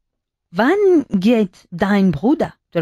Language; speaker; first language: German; non-native, learner; Spanish